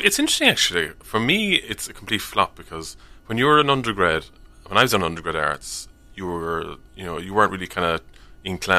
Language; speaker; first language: English; native; English